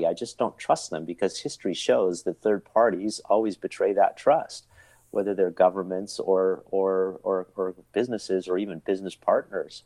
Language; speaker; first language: English; native; English